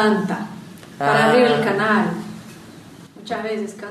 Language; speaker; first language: Spanish; non-native, learner; Portuguese